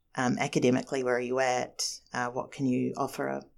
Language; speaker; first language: English; native; English